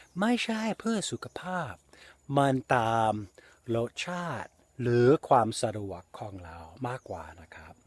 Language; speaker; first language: Thai; non-native, fluent; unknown